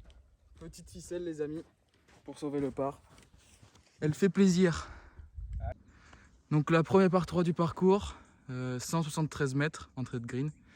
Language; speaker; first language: French; native; French